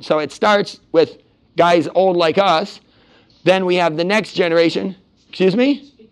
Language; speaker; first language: English; native; English